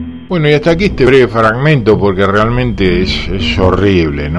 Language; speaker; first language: Spanish; native; Spanish